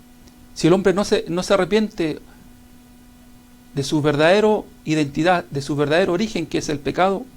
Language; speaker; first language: Spanish; native; Spanish